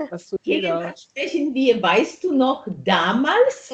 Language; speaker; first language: German; non-native, fluent; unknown